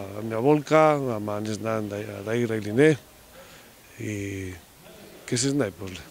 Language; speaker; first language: Macedonian; non-native, learner; Spanish